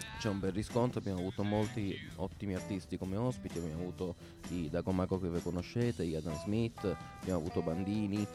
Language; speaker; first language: Italian; native; Italian